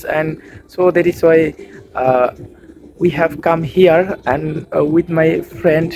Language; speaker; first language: English; non-native, learner; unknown